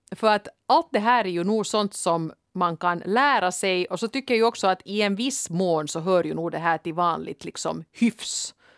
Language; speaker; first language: Swedish; native; Swedish